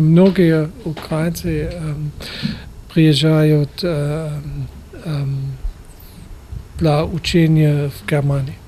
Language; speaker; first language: Russian; non-native, fluent; German